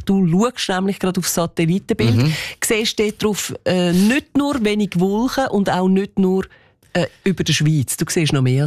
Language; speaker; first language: German; native; German